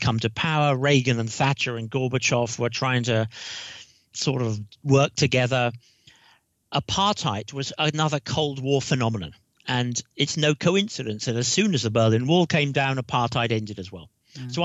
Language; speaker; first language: English; native; English